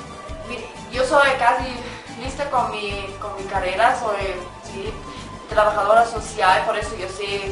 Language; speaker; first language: Spanish; non-native, fluent; German